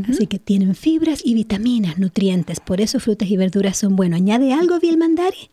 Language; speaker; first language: Spanish; native; Spanish